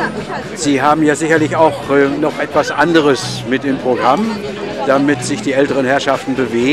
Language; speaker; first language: German; native; German